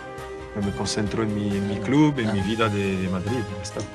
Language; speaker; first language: Spanish; non-native, learner; French